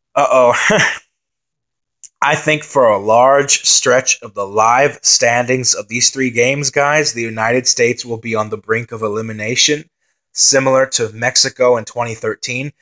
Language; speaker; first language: English; native; English